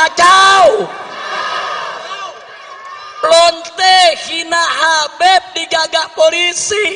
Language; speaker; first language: Indonesian; native; Indonesian